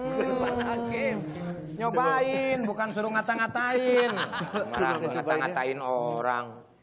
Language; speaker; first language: Indonesian; native; Indonesian